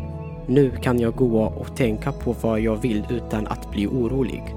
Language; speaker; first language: Swedish; non-native, fluent; Tigrinya